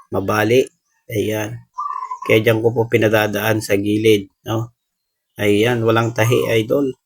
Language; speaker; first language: Filipino; native; Filipino